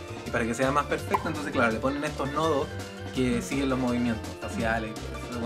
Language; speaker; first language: Spanish; native; Spanish